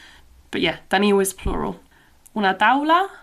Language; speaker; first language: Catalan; non-native, fluent; English